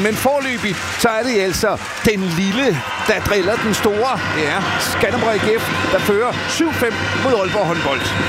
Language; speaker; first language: Danish; native; Danish